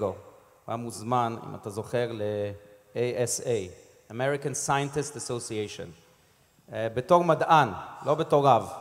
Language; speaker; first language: Hebrew; non-native, fluent; English